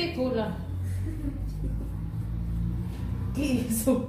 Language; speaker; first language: Portuguese; non-native, fluent; Filipino